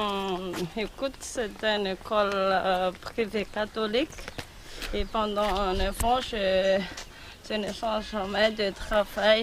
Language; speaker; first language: French; non-native, local second language; Malagasy